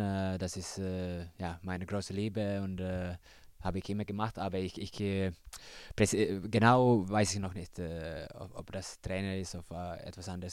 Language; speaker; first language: German; non-native, learner; Finnish